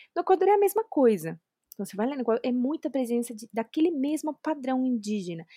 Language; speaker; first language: Portuguese; non-native, fluent; Spanish